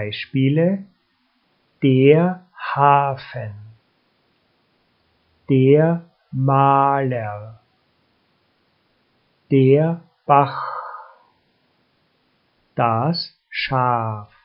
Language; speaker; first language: German; native; German